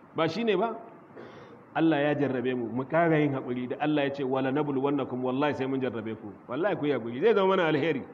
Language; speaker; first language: Hausa; non-native, local second language; Kanuri